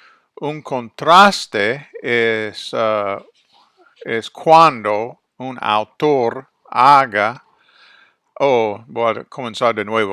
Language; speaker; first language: Spanish; non-native, fluent; English